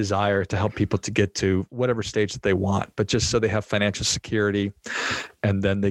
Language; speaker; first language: English; native; English